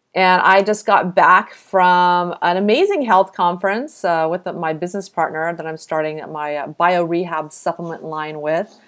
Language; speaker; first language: English; native; English